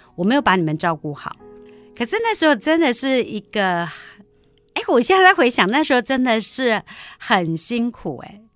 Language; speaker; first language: Chinese; native; Chinese